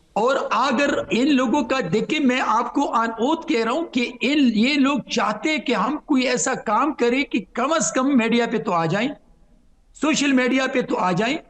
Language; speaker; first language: Urdu; non-native, local second language; Pashto